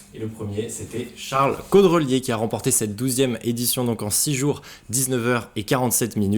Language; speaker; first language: French; native; French